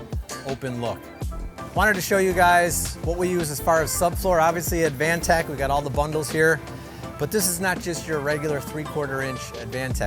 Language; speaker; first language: English; native; English